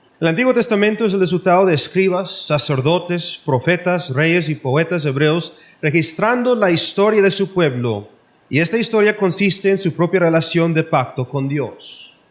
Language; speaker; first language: Spanish; non-native, learner; English